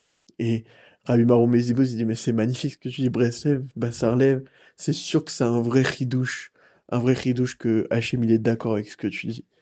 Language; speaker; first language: French; native; French